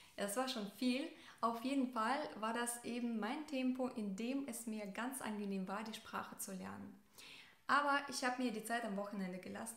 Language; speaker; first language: German; non-native, fluent; Russian